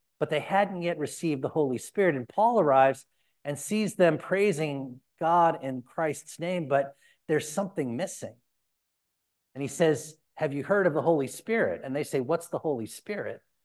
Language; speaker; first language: English; native; English